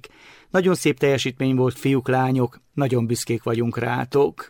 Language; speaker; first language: Hungarian; native; Hungarian